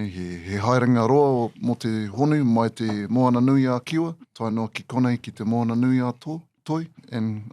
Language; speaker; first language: Māori; non-native, local second language; English